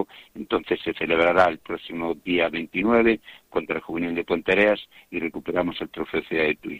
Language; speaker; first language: Spanish; native; Spanish